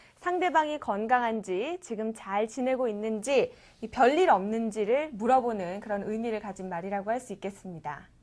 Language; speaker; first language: Korean; native; Korean